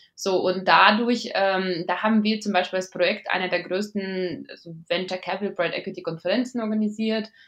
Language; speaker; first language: German; non-native, fluent; Latvian